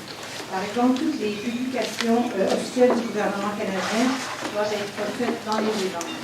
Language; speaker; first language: French; native; French